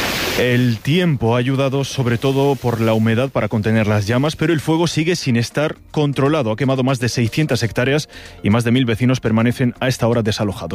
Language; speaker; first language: Spanish; native; Spanish